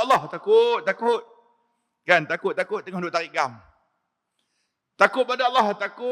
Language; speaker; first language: Malay; native; Malay